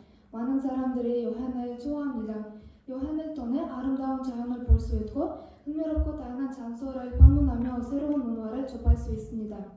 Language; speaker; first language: Korean; non-native, learner; Kazakh